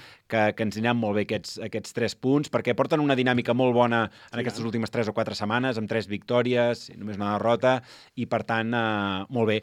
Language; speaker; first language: Catalan; native; Catalan